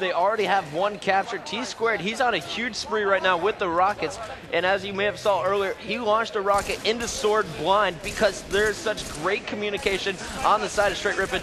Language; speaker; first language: English; native; English